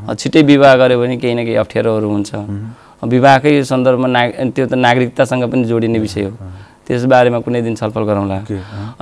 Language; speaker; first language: Nepali; non-native, local second language; Dangaura Tharu